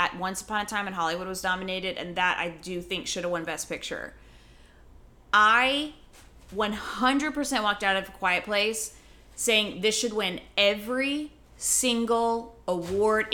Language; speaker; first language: English; native; English